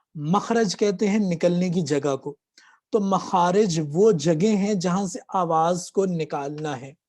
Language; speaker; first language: Urdu; native; Urdu